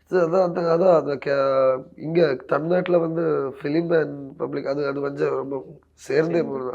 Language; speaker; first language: Tamil; non-native, learner; Malayalam